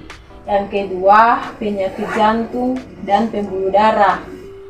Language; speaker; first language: Indonesian; non-native, local second language; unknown